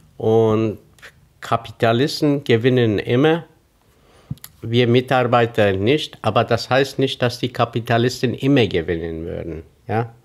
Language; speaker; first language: German; non-native, fluent; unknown